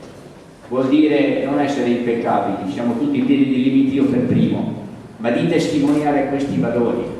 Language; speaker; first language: Italian; native; Italian